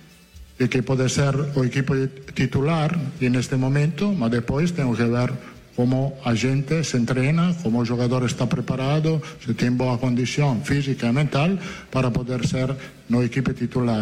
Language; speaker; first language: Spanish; non-native, learner; Italian